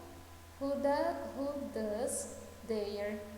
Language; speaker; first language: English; non-native, fluent; Portuguese